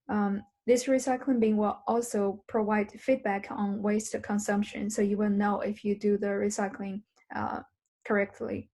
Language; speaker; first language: English; non-native, learner; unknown